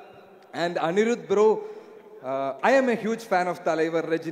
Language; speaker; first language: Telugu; non-native, learner; Malayalam